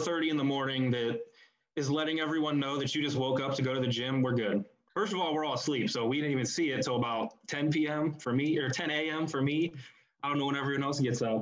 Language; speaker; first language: English; native; English